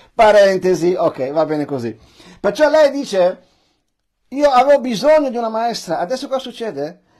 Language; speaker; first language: Italian; early bilingual, other home language; Persian